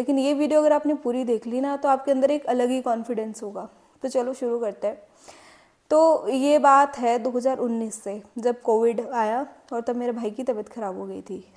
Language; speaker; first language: Hindi; native; Hindi